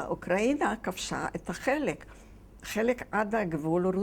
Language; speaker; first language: Hebrew; non-native, fluent; Yiddish